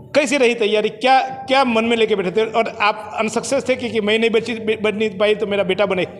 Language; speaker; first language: Hindi; non-native, local second language; Gujarati